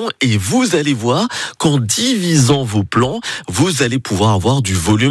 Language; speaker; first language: French; native; French